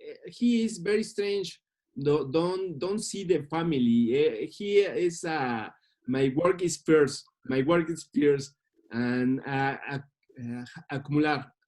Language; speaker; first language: English; non-native, learner; Spanish